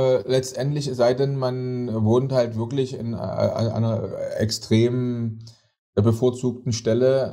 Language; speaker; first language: German; native; German